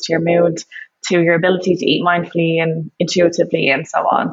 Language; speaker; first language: English; native; English